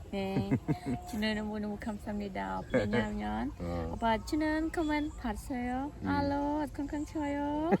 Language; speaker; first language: Korean; non-native, learner; Khmer